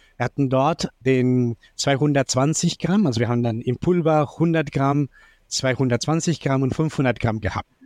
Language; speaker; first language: German; non-native, fluent; Spanish